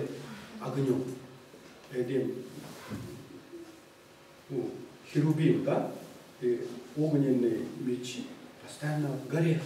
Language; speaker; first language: Russian; non-native, fluent; Korean